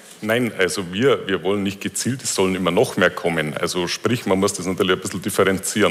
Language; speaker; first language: German; native; German